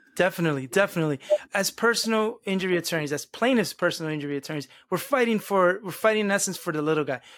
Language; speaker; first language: English; early bilingual, other home language; Spanish